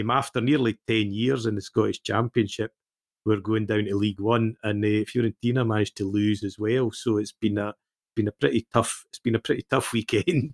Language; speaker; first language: English; native; English